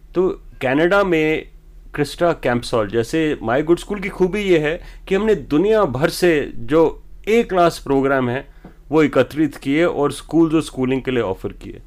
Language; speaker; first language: Hindi; native; Hindi